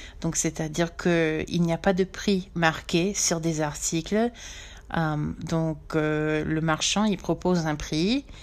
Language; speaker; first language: French; non-native, fluent; English